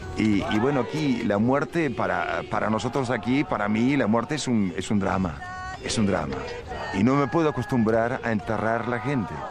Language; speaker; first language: Spanish; native; Spanish